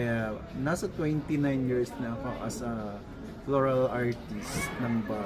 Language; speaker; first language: Filipino; non-native, local second language; Bikol